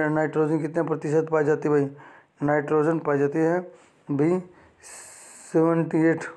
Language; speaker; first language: Hindi; native; Hindi